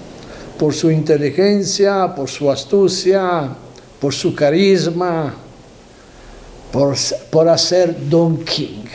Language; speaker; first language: Spanish; non-native, learner; Italian